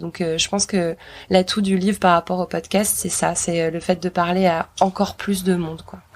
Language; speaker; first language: French; native; French